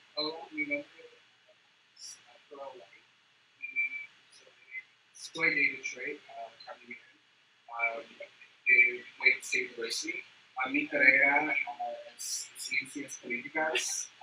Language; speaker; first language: Spanish; non-native, learner; English